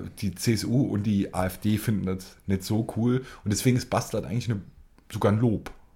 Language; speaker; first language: German; native; German